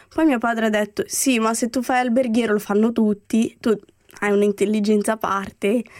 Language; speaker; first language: Italian; early bilingual, other home language; Romany